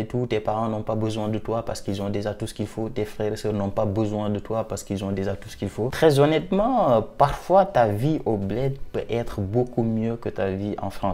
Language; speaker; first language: French; non-native, local second language; Wolof